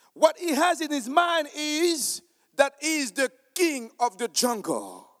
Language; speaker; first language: English; non-native, fluent; Haitian Creole